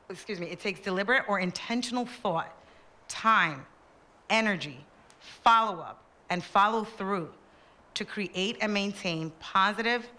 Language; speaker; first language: English; early bilingual, other home language; Spanish